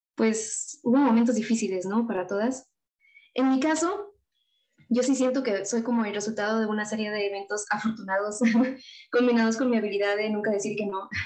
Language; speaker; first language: Spanish; native; Spanish